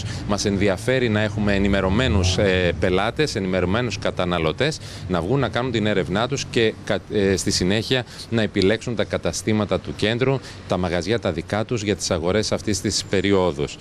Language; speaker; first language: Greek; native; Greek